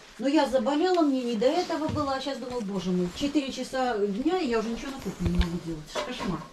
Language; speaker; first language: Russian; native; Russian